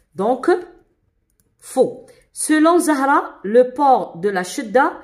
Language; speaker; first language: French; non-native, local second language; Arabic